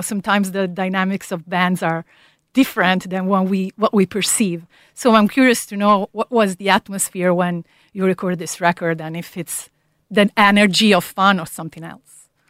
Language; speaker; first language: English; non-native, fluent; Italian